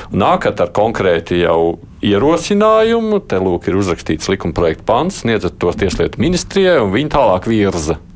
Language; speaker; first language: Latvian; native; Latvian